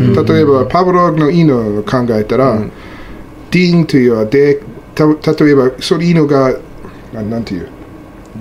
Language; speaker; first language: Japanese; non-native, learner; English